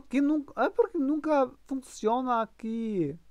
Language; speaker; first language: Portuguese; non-native, learner; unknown